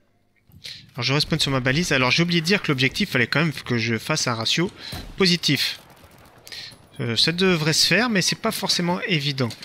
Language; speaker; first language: French; native; French